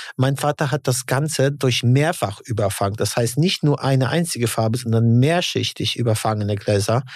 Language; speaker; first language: German; early bilingual, other home language; Polish